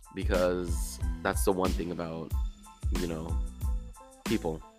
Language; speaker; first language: English; native; English